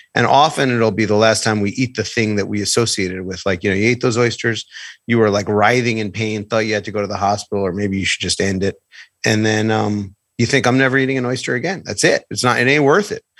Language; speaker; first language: English; native; English